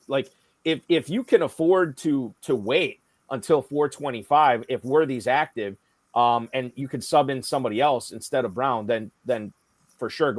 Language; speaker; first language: English; native; English